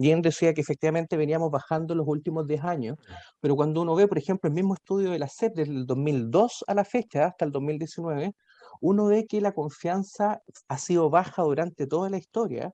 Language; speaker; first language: Spanish; native; Spanish